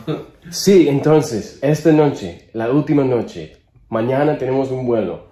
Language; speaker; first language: Spanish; non-native, fluent; English